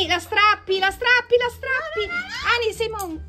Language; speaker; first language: Italian; native; Italian